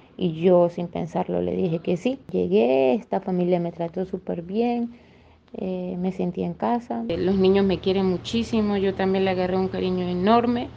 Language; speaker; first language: Spanish; native; Spanish